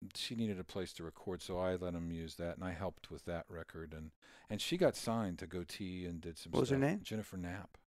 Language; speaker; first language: English; native; English